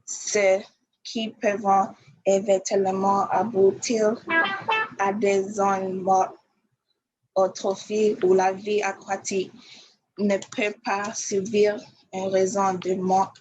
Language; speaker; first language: French; non-native, learner; English